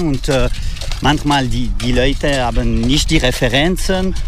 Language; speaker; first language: German; non-native, fluent; French